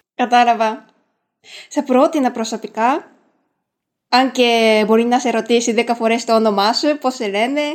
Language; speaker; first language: Greek; non-native, fluent; Japanese